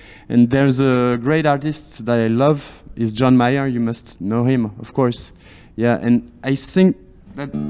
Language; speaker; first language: English; non-native, fluent; French